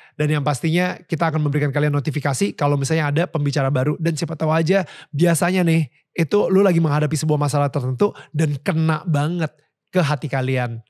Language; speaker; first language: Indonesian; native; Indonesian